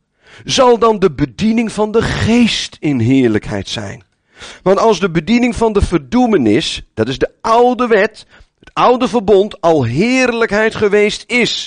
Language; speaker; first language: Dutch; native; Dutch